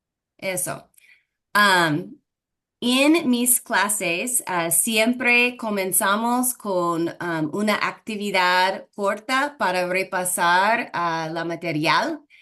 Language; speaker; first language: Spanish; non-native, fluent; English